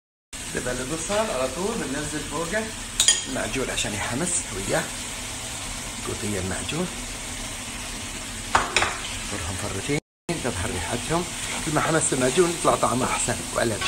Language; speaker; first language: Arabic; native; Arabic